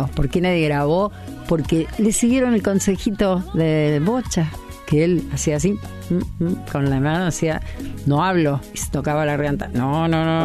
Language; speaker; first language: Spanish; native; Spanish